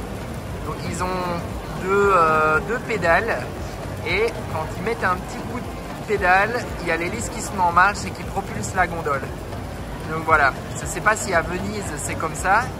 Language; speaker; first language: French; native; French